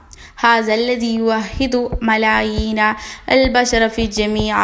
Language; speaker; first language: Arabic; non-native, learner; Malayalam